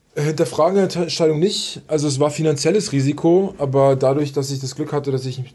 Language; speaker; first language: German; native; German